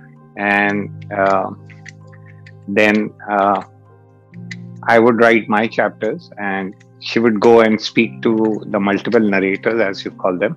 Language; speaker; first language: English; non-native, local second language; Hindi